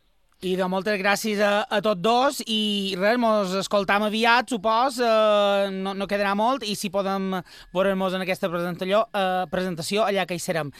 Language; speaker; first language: Catalan; native; Catalan